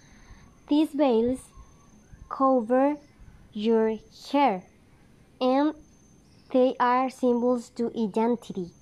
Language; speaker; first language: English; non-native, learner; Spanish